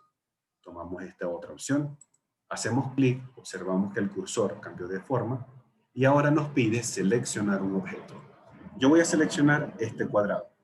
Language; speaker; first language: Spanish; native; Spanish